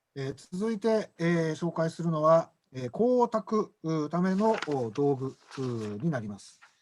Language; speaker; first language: Japanese; native; Japanese